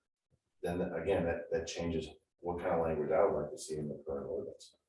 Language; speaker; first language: English; native; English